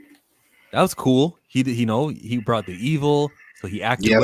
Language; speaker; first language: English; native; English